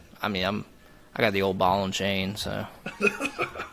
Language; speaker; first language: English; native; English